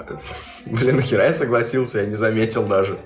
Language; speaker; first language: Russian; native; Russian